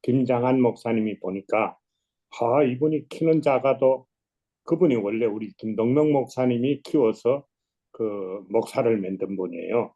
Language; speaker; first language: Korean; native; Korean